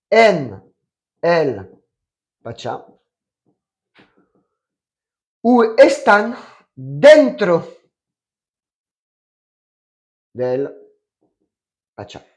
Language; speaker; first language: Spanish; non-native, fluent; French